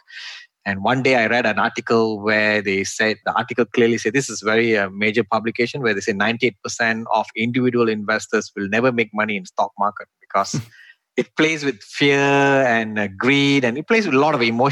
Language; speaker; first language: English; non-native, local second language; Tamil